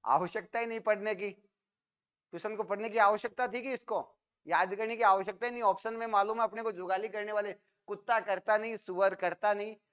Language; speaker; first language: Hindi; native; Hindi